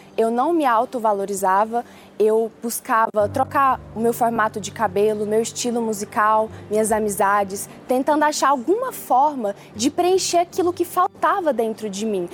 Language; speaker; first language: Portuguese; early bilingual, other home language; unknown